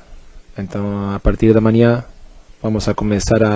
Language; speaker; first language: Portuguese; non-native, fluent; Spanish